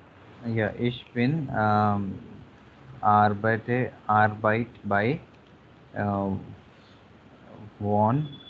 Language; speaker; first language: German; non-native, learner; Hindi